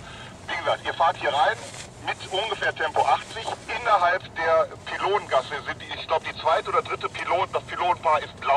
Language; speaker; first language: German; native; German